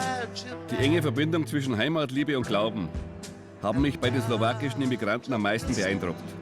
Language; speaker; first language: German; native; German